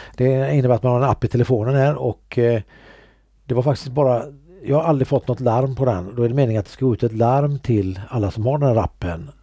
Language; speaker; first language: Swedish; native; Swedish